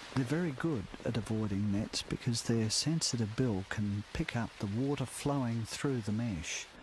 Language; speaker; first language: English; native; English